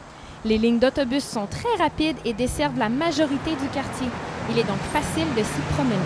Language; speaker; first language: French; native; French